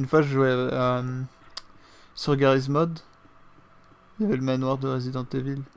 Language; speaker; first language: French; native; French